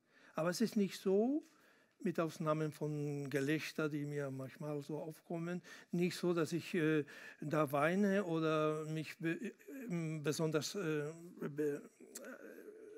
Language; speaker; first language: German; non-native, fluent; Spanish